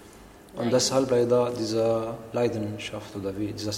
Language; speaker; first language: German; non-native, learner; Arabic